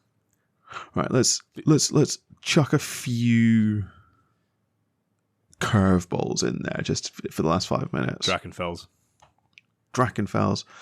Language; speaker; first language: English; native; English